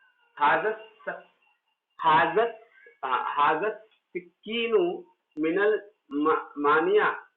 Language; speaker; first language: Arabic; non-native, fluent; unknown